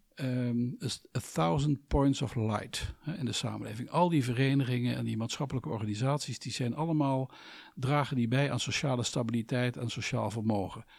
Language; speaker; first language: Dutch; native; Dutch